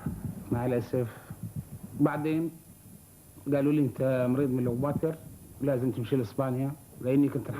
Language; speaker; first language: Arabic; native; Arabic